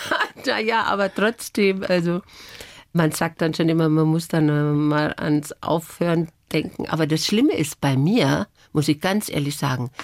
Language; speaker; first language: German; native; German